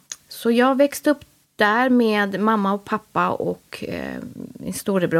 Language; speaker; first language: Swedish; early bilingual, other home language; Spanish